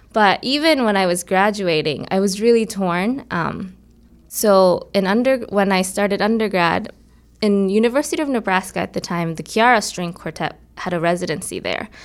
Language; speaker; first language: English; early bilingual, other home language; Korean